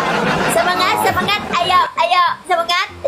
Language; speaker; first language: Indonesian; non-native, learner; Vietnamese